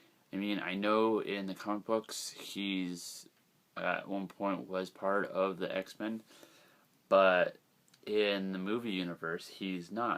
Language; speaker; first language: English; native; English